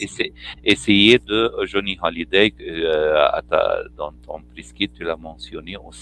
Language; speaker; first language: French; non-native, fluent; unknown